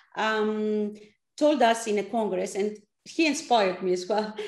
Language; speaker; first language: English; non-native, fluent; Greek